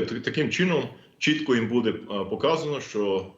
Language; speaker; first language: Ukrainian; non-native, fluent; English